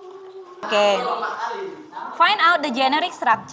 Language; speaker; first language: English; non-native, fluent; Indonesian